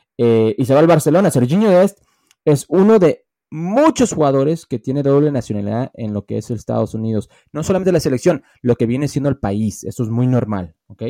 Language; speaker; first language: Spanish; early bilingual, heritage; Spanish